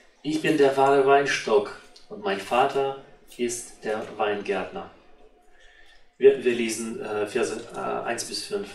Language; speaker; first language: German; non-native, fluent; Russian